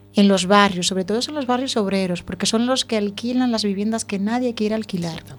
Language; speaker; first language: Spanish; native; Spanish